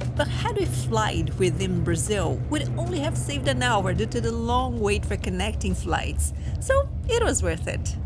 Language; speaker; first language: English; non-native, fluent; Portuguese